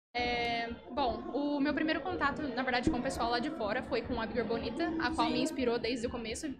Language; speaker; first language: Portuguese; native; Portuguese